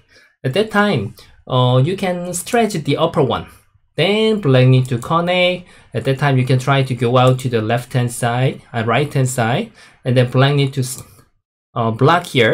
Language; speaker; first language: English; non-native, fluent; Korean